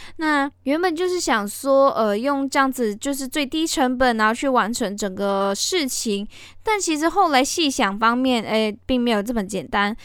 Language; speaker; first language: Chinese; native; Chinese